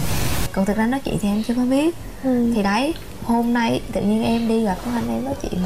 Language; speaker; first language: Vietnamese; native; Vietnamese